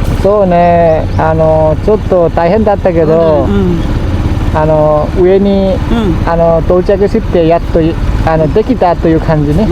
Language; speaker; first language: Japanese; non-native, learner; Nepali